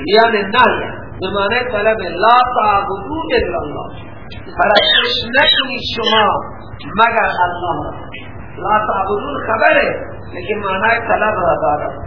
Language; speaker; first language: Persian; native; Persian